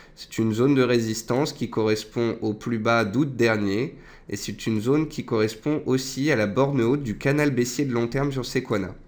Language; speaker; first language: French; native; French